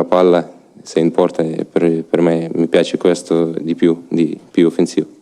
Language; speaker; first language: Italian; non-native, learner; Ukrainian